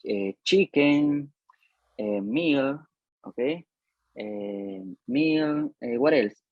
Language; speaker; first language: English; non-native, learner; Spanish